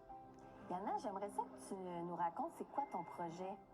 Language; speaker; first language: French; native; French